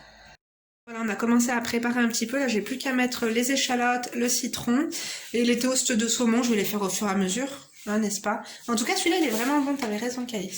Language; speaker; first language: French; native; French